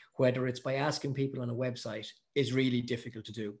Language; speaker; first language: English; native; English